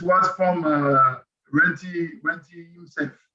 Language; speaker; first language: English; non-native, learner; French